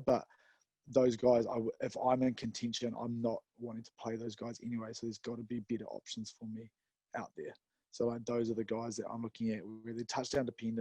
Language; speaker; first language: English; native; English